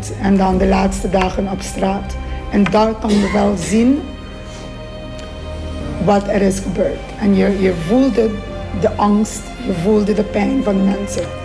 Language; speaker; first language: Dutch; non-native, local second language; Papiamento